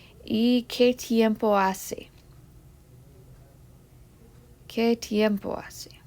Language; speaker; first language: Spanish; non-native, fluent; English